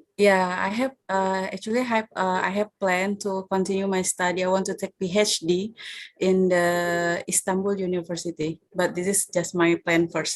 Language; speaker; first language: English; non-native, fluent; Indonesian